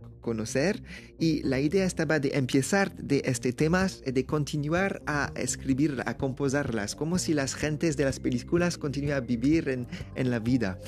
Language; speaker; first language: Spanish; non-native, learner; French